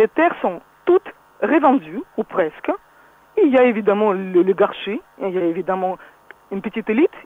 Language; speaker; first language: French; non-native, fluent; Russian